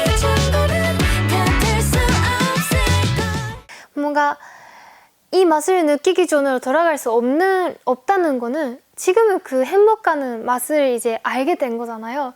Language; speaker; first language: Korean; non-native, fluent; Japanese